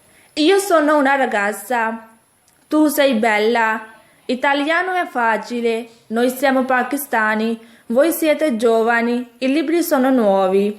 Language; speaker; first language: Italian; non-native, fluent; Urdu